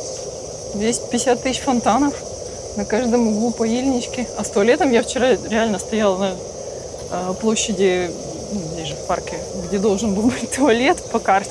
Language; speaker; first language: Russian; native; Russian